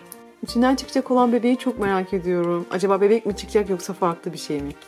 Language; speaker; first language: Turkish; native; Turkish